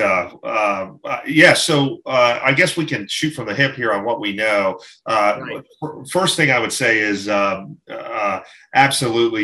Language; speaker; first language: English; native; English